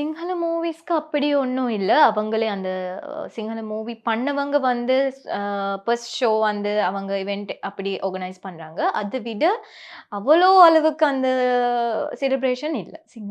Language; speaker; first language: Tamil; non-native, local second language; Sinhala